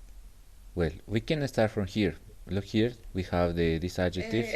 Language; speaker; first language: English; non-native, learner; Spanish